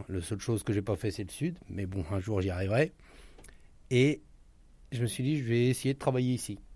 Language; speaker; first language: French; native; French